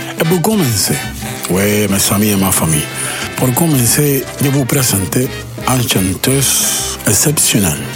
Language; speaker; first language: French; non-native, learner; Spanish